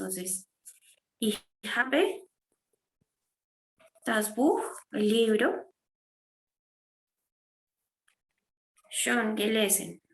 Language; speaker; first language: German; non-native, fluent; Spanish